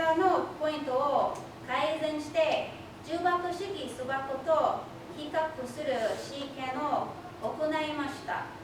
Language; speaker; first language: Japanese; non-native, fluent; English